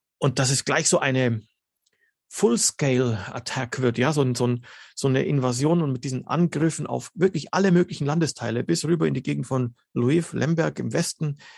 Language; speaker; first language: German; early bilingual, other home language; Slovenian